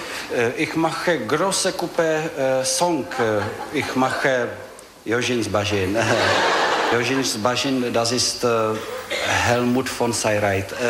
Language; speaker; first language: German; non-native, learner; Czech